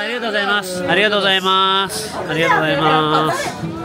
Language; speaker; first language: Japanese; native; Japanese